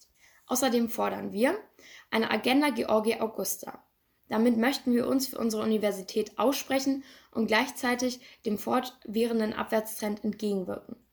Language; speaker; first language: German; native; German